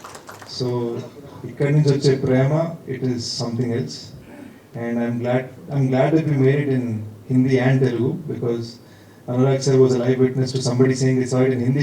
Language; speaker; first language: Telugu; early bilingual, heritage; Telugu